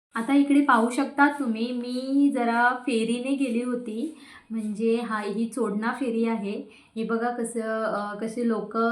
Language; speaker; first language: Marathi; non-native, local second language; Konkani